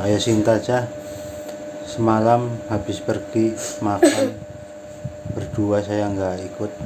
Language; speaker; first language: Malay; non-native, local second language; Javanese